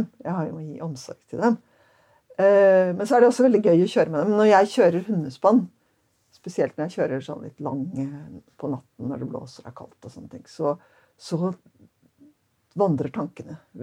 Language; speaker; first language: Norwegian; native; Norwegian